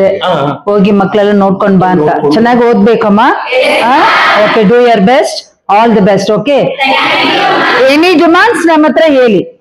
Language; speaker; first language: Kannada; non-native, local second language; Tamil